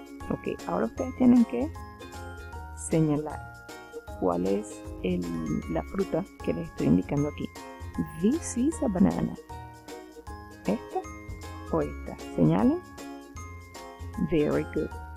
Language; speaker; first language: Spanish; native; Spanish